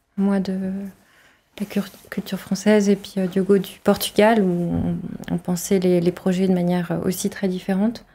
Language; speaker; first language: French; native; French